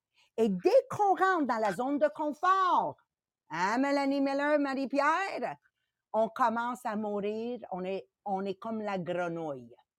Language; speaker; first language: French; native; French